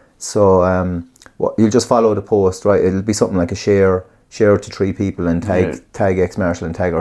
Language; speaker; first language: English; native; English